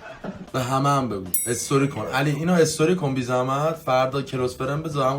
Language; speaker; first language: Persian; native; Persian